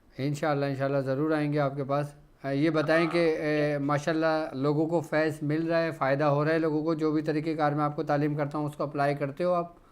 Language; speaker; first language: Urdu; native; Urdu